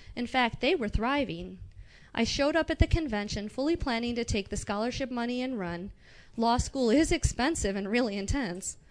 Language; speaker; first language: English; non-native, local second language; Arabic